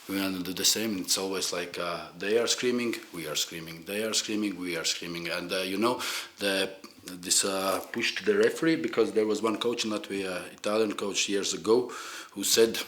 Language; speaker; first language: English; non-native, fluent; Latvian